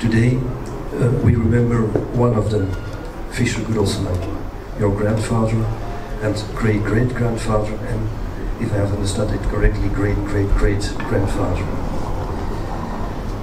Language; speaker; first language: English; non-native, fluent; Dutch